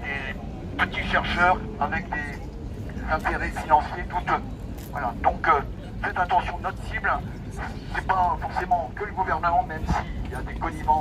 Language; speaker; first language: French; native; French